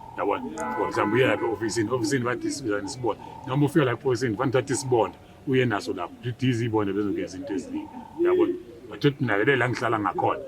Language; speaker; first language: Zulu; native; Zulu